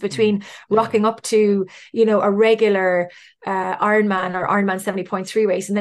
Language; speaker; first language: English; native; English